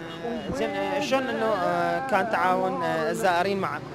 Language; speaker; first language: Arabic; native; Arabic